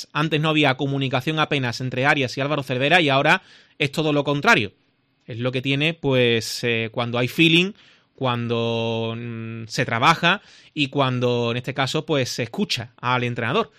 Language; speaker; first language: Spanish; native; Spanish